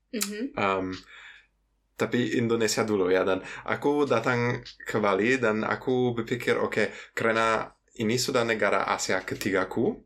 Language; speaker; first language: Indonesian; non-native, fluent; German